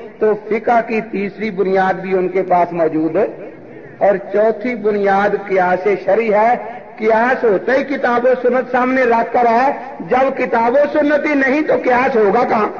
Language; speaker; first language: Urdu; non-native, local second language; Punjabi